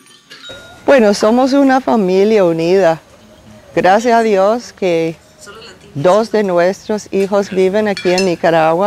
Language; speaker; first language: Spanish; non-native, fluent; English